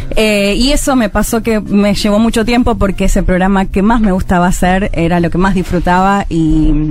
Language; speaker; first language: Spanish; native; Spanish